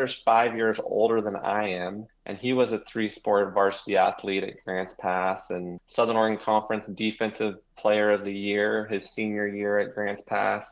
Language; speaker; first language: English; native; English